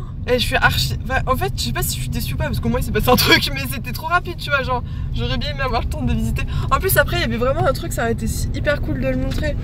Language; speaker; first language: French; native; French